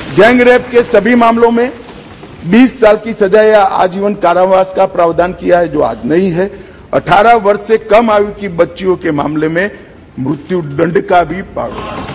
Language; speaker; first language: Hindi; non-native, local second language; Gujarati